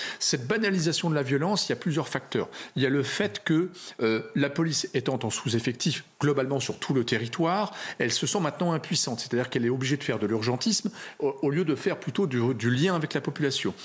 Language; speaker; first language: French; native; French